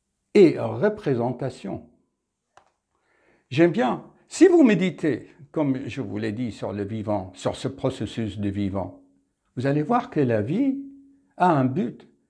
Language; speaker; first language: French; native; French